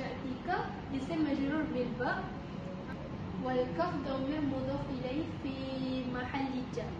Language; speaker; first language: Arabic; non-native, learner; Malay